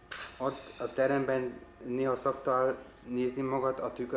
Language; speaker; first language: Hungarian; non-native, fluent; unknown